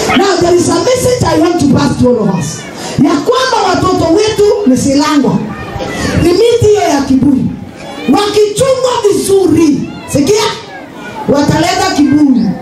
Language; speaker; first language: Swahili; non-native, local second language; Kalenjin